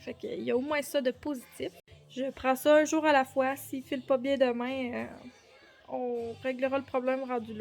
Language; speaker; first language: French; native; French